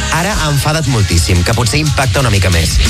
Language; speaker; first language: Catalan; native; Catalan